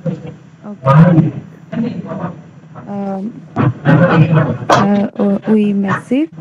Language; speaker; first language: French; non-native, learner; Hindi